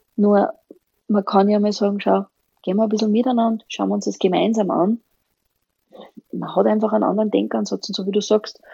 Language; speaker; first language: German; native; German